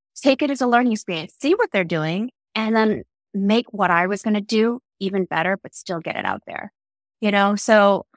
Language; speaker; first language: English; early bilingual, other home language; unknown